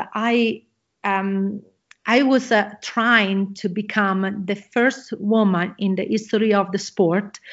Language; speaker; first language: English; non-native, fluent; Italian